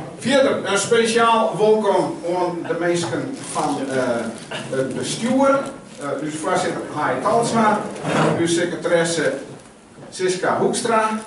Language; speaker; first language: Dutch; non-native, local second language; Western Frisian